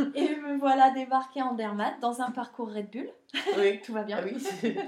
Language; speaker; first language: French; native; French